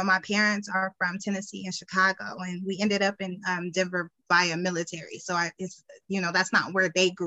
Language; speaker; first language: English; native; English